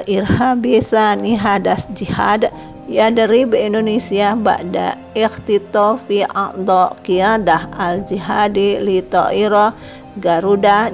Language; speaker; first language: Arabic; non-native, fluent; Indonesian